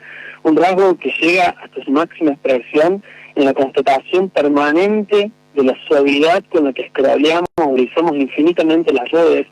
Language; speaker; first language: Spanish; native; Spanish